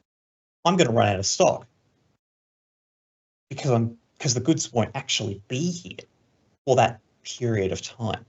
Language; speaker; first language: English; native; English